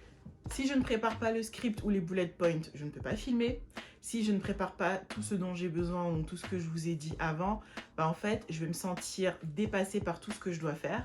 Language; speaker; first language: French; native; French